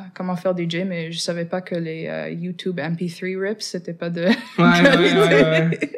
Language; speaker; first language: French; non-native, fluent; English